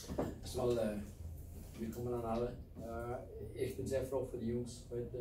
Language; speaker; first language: German; non-native, fluent; English